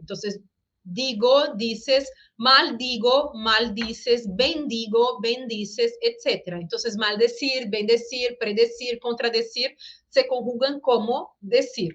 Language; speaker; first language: Spanish; non-native, fluent; Portuguese